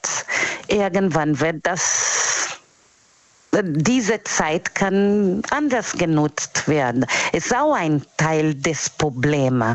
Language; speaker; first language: German; non-native, fluent; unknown